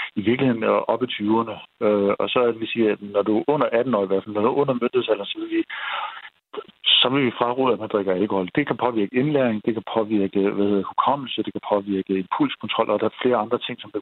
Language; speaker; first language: Danish; native; Danish